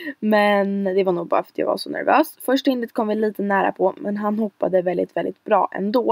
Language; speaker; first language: Swedish; native; Swedish